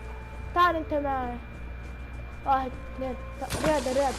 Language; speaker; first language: Arabic; native; Arabic